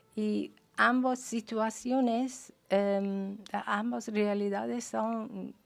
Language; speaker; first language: Spanish; non-native, fluent; Persian